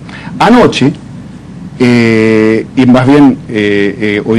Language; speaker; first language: Spanish; native; Spanish